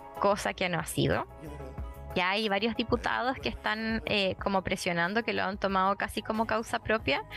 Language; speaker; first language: Spanish; native; Spanish